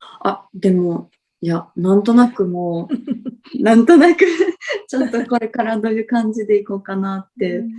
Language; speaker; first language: Japanese; non-native, fluent; Russian